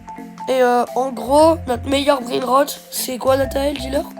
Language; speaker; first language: French; native; French